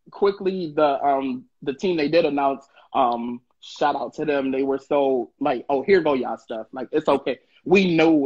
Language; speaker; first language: English; native; English